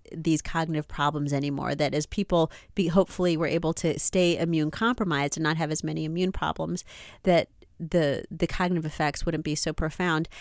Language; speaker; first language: English; native; English